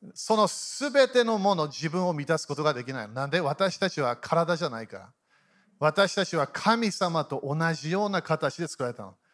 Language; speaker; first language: Japanese; native; Japanese